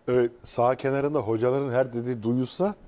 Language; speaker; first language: Turkish; native; Turkish